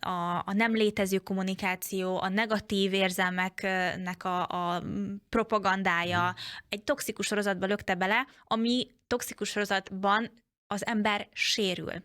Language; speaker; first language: Hungarian; native; Hungarian